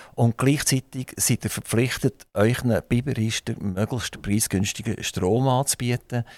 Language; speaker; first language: German; native; German